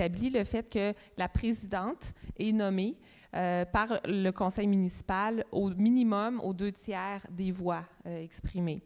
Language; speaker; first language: French; native; French